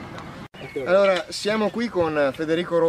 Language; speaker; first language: Italian; native; Italian